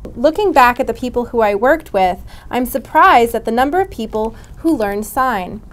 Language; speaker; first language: English; native; English